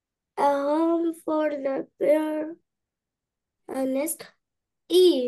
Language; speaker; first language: English; non-native, learner; Arabic